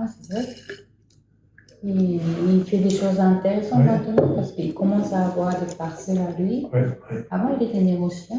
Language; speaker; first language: French; non-native, fluent; Japanese